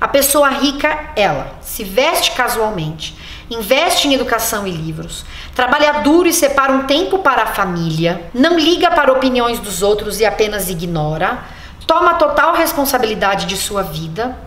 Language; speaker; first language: Portuguese; native; Portuguese